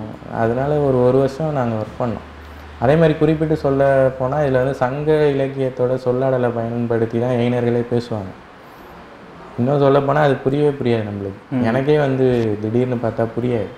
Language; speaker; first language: Tamil; native; Tamil